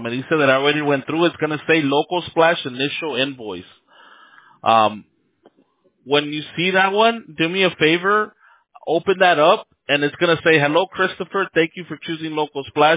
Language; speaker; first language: English; early bilingual, other home language; Spanish